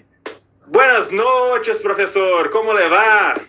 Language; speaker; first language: Spanish; non-native, fluent; Portuguese